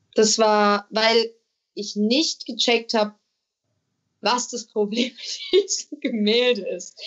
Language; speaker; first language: German; early bilingual, other home language; English